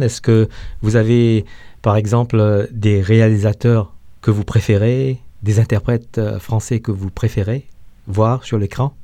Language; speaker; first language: French; non-native, learner; Chinese